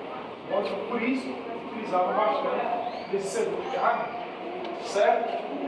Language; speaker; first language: Portuguese; native; Portuguese